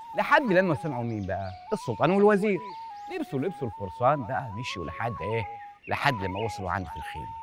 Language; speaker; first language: Egyptian Arabic; non-native, local second language; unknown